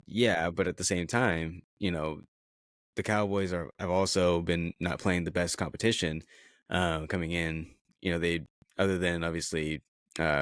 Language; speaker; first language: English; native; English